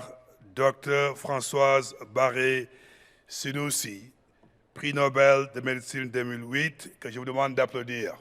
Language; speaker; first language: French; non-native, local second language; Wolof